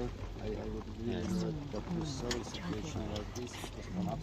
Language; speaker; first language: English; non-native, learner; Armenian